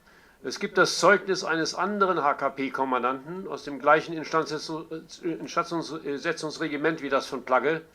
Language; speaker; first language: German; native; German